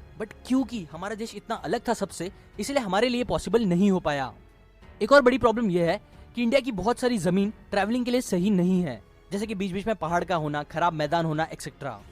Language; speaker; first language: Hindi; native; Hindi